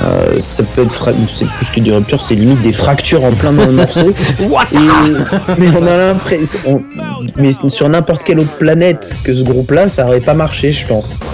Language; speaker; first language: French; native; French